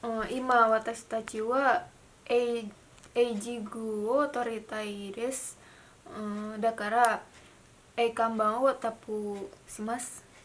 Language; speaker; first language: Japanese; non-native, learner; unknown